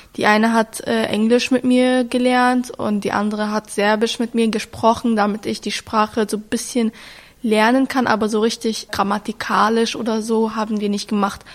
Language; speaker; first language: German; early bilingual, other home language; Arabic